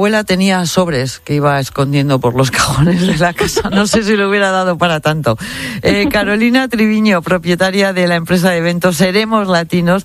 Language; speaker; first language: Spanish; native; Spanish